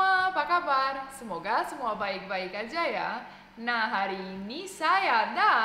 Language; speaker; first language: Indonesian; non-native, fluent; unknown